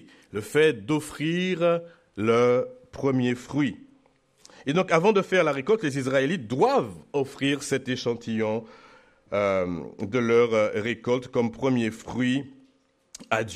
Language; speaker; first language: French; native; French